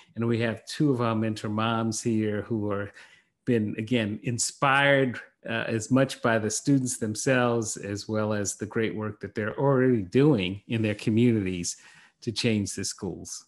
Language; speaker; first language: English; native; English